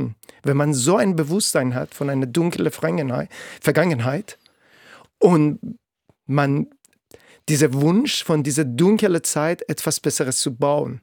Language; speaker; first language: German; non-native, fluent; Persian